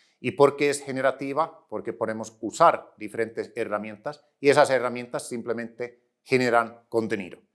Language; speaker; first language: Spanish; non-native, fluent; Finnish